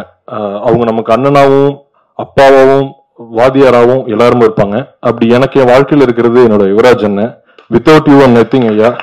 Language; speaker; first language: Tamil; native; Tamil